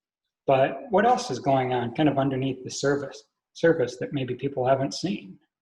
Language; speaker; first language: English; native; English